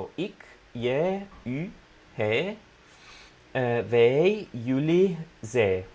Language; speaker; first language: Dutch; non-native, fluent; Italian